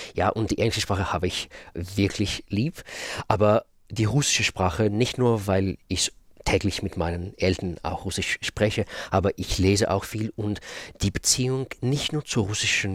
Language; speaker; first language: German; non-native, fluent; Russian